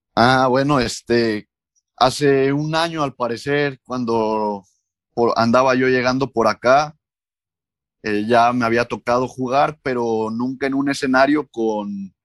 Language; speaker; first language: Spanish; native; Spanish